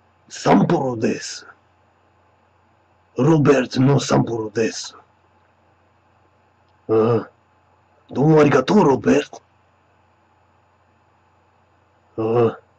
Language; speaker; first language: Japanese; non-native, learner; English